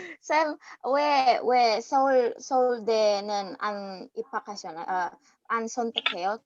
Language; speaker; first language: Korean; non-native, learner; Indonesian